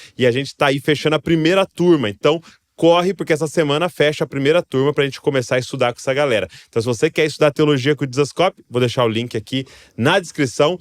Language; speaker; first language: Portuguese; native; Portuguese